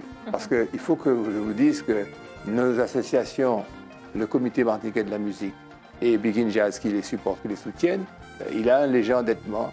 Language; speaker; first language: French; native; French